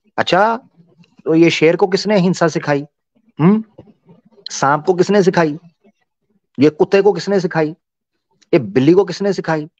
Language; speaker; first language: Urdu; non-native, local second language; Punjabi